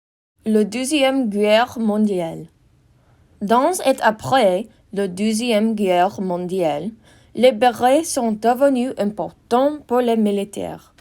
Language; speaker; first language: French; non-native, learner; English